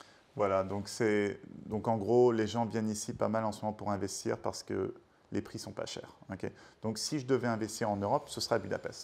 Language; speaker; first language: French; native; French